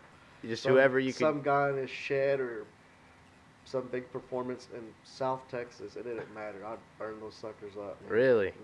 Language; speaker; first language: English; native; English